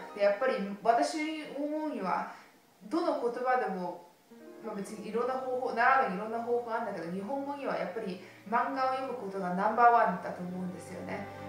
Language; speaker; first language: Japanese; early bilingual, heritage; Japanese